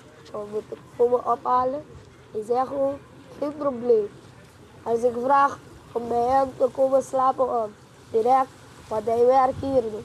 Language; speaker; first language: Dutch; non-native, local second language; Papiamento